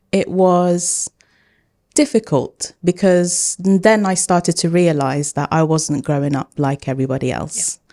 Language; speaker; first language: English; early bilingual, other home language; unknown